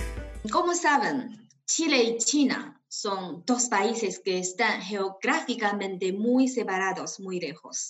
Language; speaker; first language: Spanish; non-native, fluent; Chinese